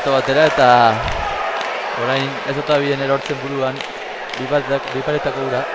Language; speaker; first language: Basque; native; Basque